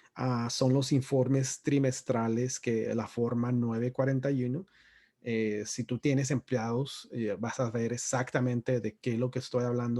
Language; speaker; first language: Spanish; native; Spanish